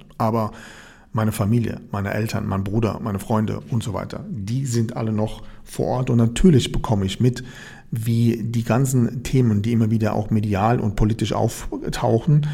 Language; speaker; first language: German; native; German